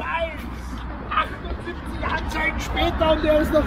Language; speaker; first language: German; native; German